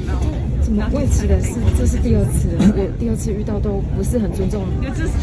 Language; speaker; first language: Chinese; native; Chinese